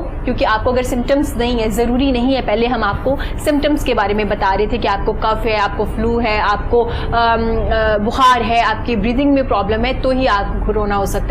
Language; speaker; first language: Urdu; native; Urdu